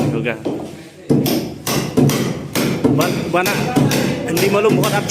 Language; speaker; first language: Hindi; non-native, local second language; Khasi